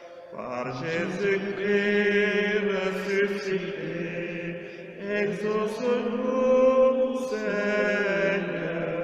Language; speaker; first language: French; native; French